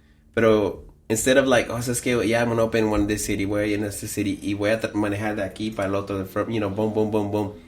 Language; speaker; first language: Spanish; early bilingual, heritage; Spanish